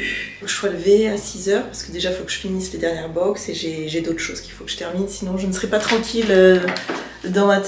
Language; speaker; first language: French; native; French